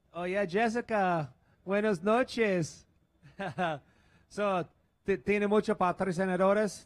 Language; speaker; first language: Spanish; non-native, learner; English